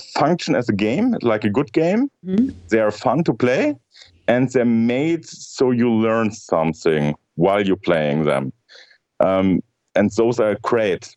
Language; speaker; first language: English; non-native, fluent; German